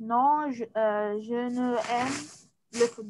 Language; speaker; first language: French; non-native, learner; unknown